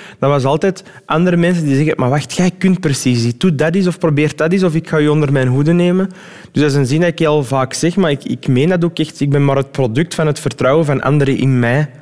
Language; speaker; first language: Dutch; early bilingual, other home language; Arabic